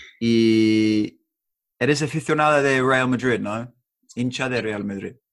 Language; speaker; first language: Spanish; non-native, fluent; English